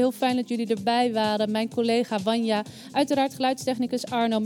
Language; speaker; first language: Dutch; native; Dutch